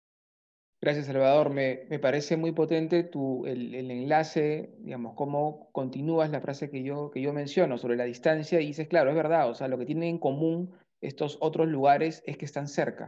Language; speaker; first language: Spanish; native; Spanish